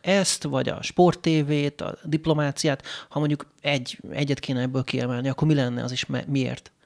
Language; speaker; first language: Hungarian; native; Hungarian